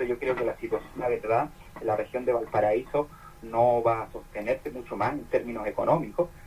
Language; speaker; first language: Spanish; native; Spanish